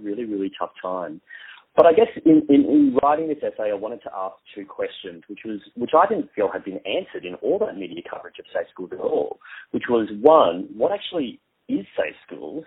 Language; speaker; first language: English; native; English